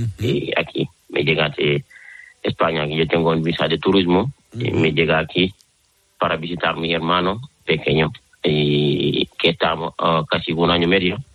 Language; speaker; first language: Spanish; non-native, learner; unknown